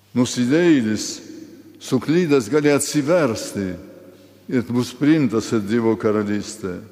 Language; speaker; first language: Lithuanian; early bilingual, heritage; Lithuanian